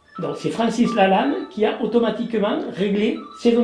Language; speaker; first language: French; native; French